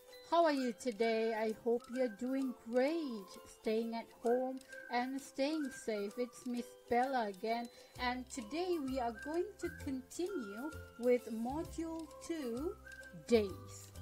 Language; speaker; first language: English; non-native, local second language; Malay